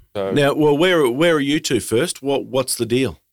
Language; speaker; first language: English; native; English